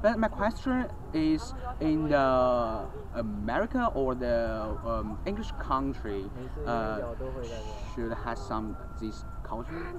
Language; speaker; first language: English; non-native, learner; Chinese